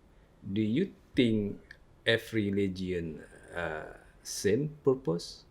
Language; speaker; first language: English; non-native, learner; Indonesian